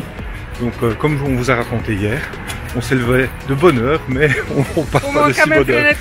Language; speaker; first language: French; native; French